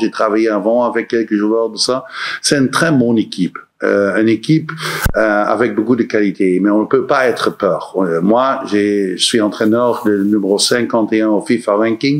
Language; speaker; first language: French; non-native, learner; Dutch